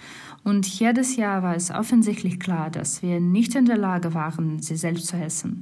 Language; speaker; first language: German; non-native, fluent; Russian